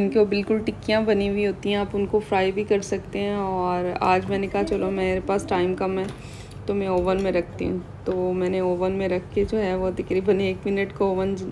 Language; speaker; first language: Urdu; native; Urdu